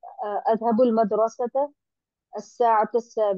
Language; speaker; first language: Arabic; non-native, learner; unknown